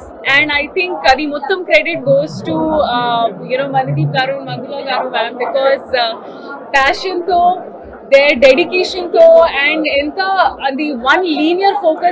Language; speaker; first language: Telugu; non-native, learner; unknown